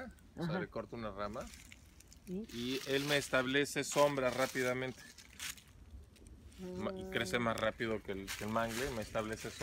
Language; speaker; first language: Spanish; native; Spanish